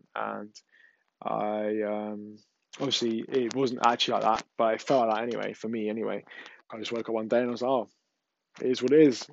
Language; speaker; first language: English; native; English